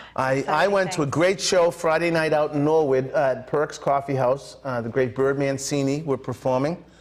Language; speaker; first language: English; native; English